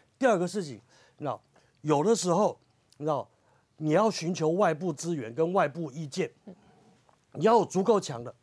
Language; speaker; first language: Chinese; native; Chinese